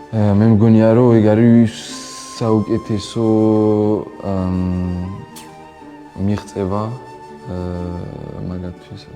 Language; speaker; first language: Georgian; early bilingual, heritage; Georgian